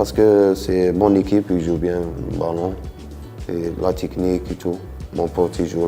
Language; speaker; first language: French; non-native, local second language; Arabic